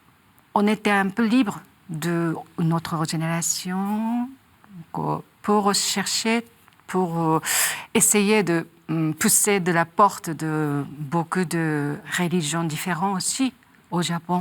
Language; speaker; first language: French; non-native, learner; Japanese